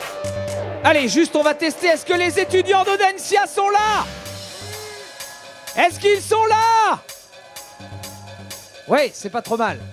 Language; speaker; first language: French; native; French